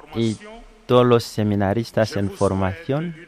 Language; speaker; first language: Spanish; non-native, fluent; French